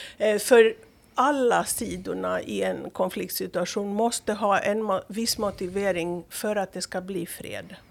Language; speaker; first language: Swedish; non-native, fluent; Greek